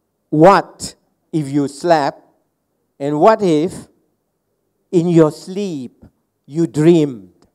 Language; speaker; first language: English; non-native, local second language; Malay